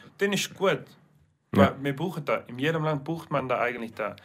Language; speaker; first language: German; non-native, learner; English